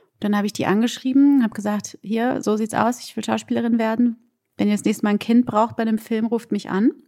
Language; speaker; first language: German; early bilingual, other home language; Portuguese